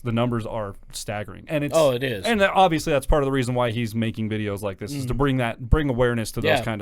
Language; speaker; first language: English; native; English